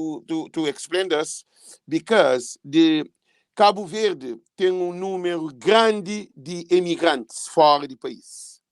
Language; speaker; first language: Portuguese; non-native, local second language; Kabuverdianu